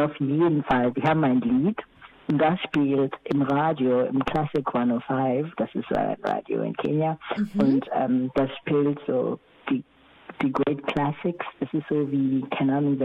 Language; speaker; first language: German; non-native, fluent; Swahili